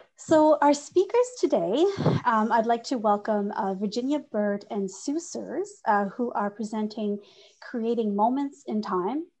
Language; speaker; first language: English; native; English